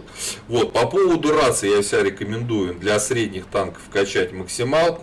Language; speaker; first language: Russian; native; Russian